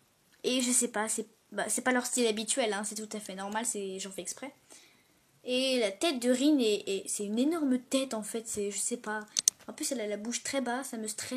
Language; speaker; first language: French; native; French